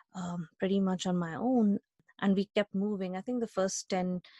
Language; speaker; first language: English; non-native, local second language; Hindi